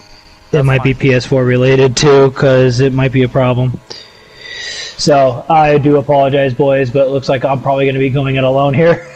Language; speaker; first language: English; native; English